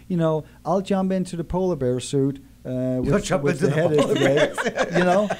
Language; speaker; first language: English; non-native, fluent; Danish